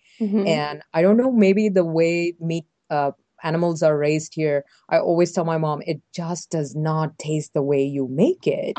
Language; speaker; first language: English; non-native, local second language; Tamil